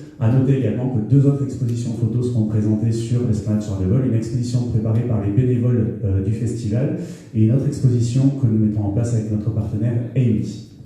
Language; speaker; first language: French; native; French